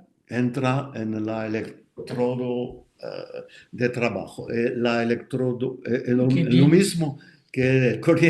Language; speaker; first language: Spanish; non-native, fluent; French